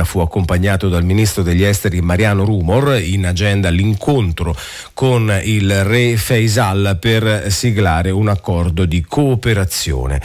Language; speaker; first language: Italian; native; Italian